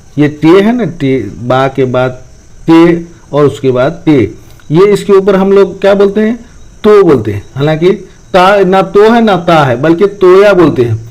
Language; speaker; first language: Urdu; native; Urdu